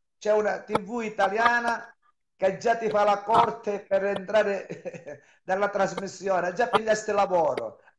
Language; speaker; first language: Italian; native; Italian